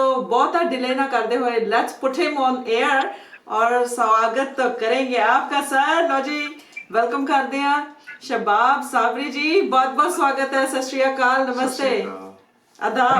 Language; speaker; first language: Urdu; non-native, local second language; Punjabi